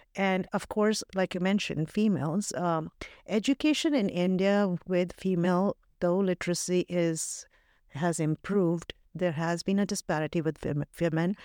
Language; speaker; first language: English; non-native, local second language; Hindi